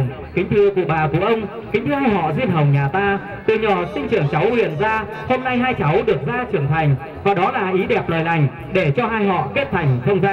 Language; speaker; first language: Vietnamese; native; Vietnamese